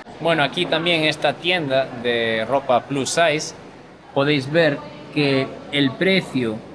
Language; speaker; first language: Spanish; non-native, fluent; Portuguese